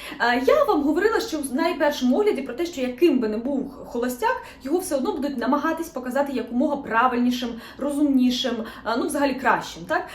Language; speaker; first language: Ukrainian; non-native, local second language; Russian